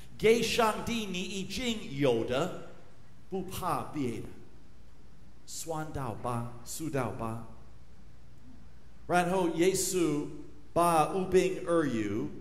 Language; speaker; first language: Chinese; non-native, fluent; English